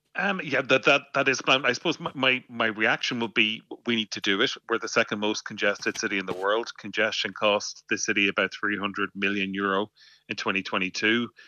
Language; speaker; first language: English; native; English